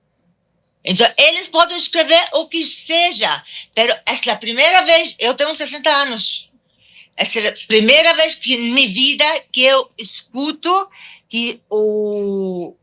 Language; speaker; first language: Portuguese; non-native, fluent; Arabic